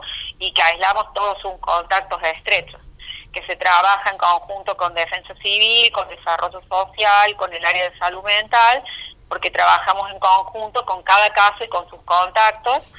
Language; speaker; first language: Spanish; native; Spanish